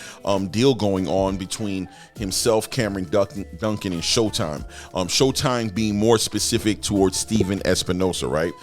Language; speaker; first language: English; native; English